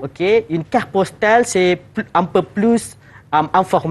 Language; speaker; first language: French; non-native, fluent; Malay